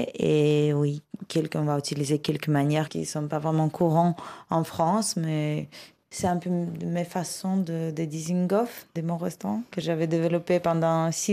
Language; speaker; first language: French; non-native, fluent; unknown